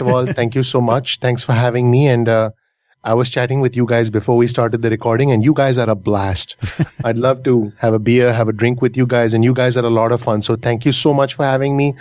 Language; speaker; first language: English; non-native, local second language; Hindi